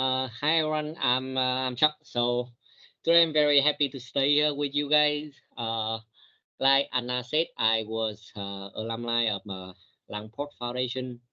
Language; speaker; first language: English; non-native, learner; Vietnamese